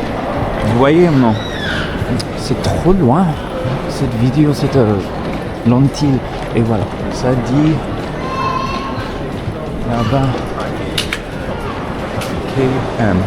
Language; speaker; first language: French; non-native, fluent; English